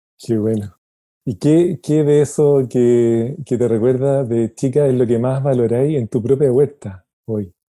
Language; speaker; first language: Spanish; native; Spanish